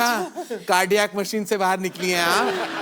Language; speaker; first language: Hindi; native; Hindi